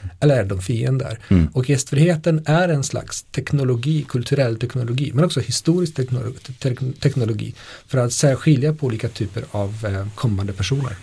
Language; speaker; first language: Swedish; non-native, fluent; Polish